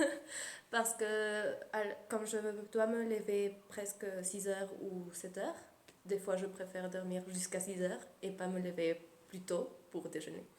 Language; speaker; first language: French; early bilingual, heritage; Spanish